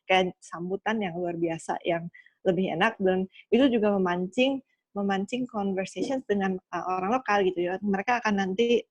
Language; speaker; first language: Indonesian; early bilingual, other home language; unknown